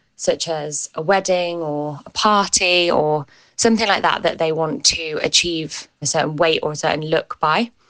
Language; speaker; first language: English; native; English